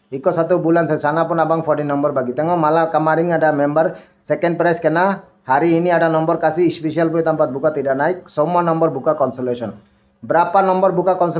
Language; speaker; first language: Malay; non-native, learner; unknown